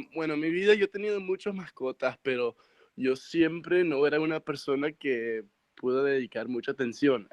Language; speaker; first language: Spanish; early bilingual, heritage; Spanish